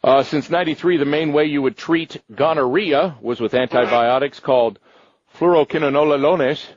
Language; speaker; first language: English; native; English